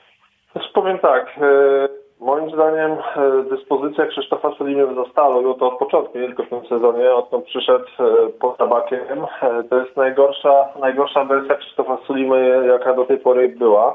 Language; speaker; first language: Polish; native; Polish